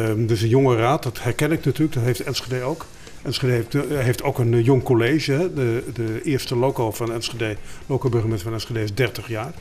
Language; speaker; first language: Dutch; native; Dutch